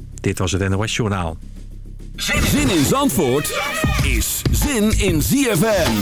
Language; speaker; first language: Dutch; native; Dutch